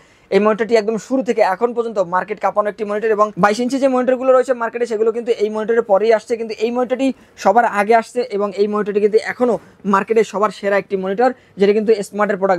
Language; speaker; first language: Bangla; native; Bangla